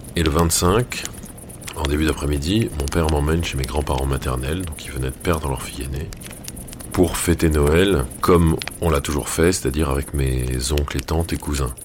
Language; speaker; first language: French; native; French